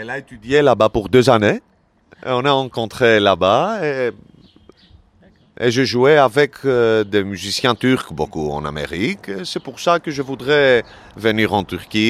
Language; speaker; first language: French; non-native, learner; Greek